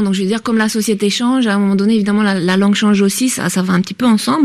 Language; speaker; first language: French; native; French